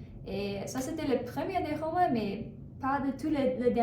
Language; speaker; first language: French; non-native, learner; English